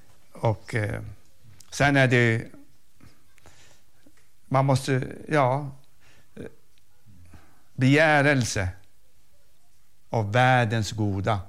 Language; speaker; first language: Swedish; non-native, fluent; Arabic